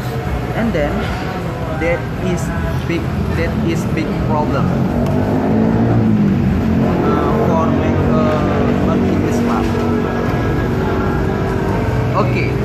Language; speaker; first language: English; non-native, learner; Indonesian